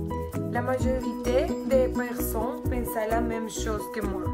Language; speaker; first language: French; non-native, learner; Spanish